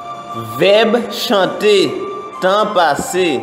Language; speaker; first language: French; non-native, local second language; Haitian Creole